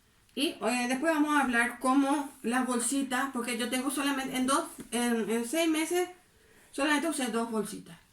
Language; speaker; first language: Spanish; native; Spanish